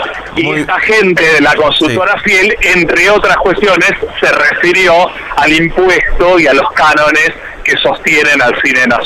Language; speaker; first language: Spanish; native; Spanish